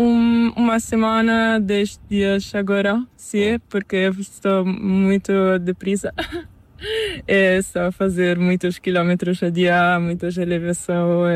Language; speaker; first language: Spanish; non-native, learner; Italian